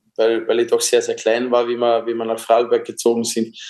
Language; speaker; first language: German; native; German